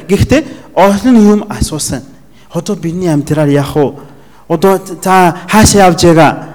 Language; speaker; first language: Mongolian; non-native, fluent; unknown